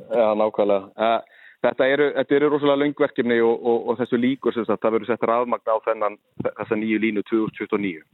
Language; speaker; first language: Icelandic; native; Icelandic